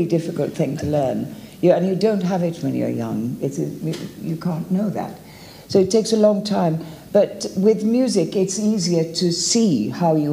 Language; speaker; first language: English; native; English